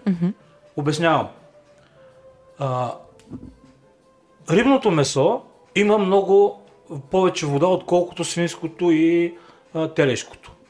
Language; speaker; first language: Bulgarian; native; Bulgarian